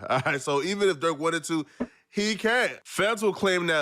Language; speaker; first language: English; native; English